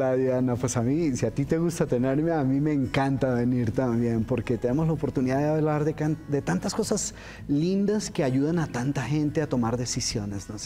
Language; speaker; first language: Spanish; native; Spanish